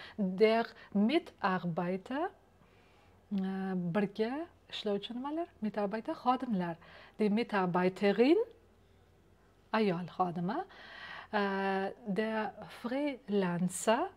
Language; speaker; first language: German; non-native, fluent; Uzbek